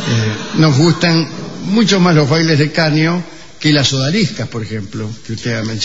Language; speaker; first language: Spanish; native; Spanish